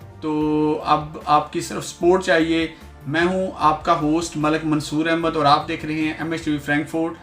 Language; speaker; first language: Urdu; native; Urdu